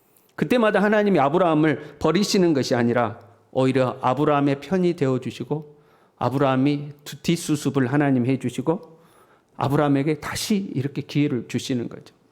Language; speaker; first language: Korean; native; Korean